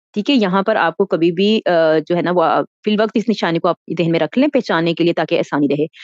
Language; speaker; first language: Urdu; native; Urdu